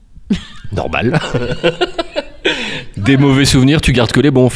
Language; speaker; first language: French; native; French